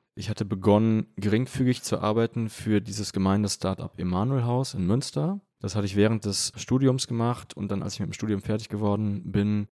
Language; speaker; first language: German; native; German